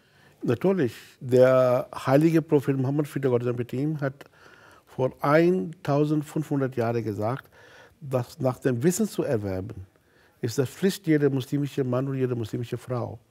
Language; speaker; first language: German; non-native, fluent; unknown